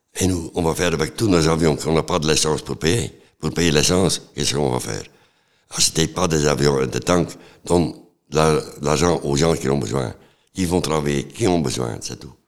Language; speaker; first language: French; non-native, local second language; Dutch